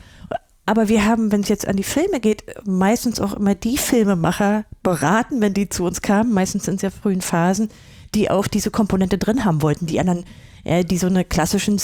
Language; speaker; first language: German; native; German